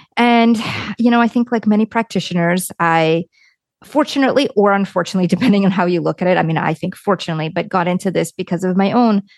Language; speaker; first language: English; early bilingual, other home language; Lithuanian